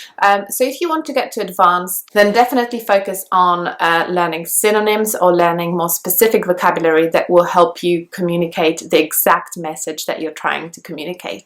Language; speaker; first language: English; non-native, fluent; Polish